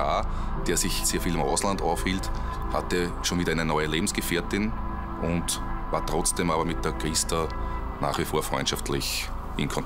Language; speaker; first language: German; native; German